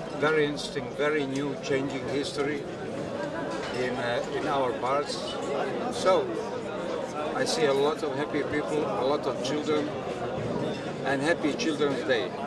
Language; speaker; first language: English; non-native, fluent; Bosnian